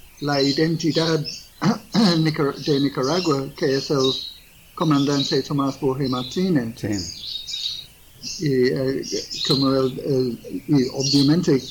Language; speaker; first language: Spanish; non-native, fluent; English